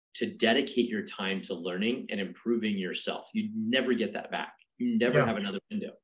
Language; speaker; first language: English; native; English